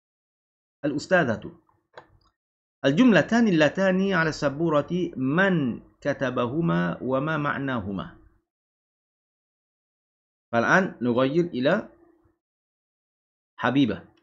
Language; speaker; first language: Arabic; non-native, fluent; Malay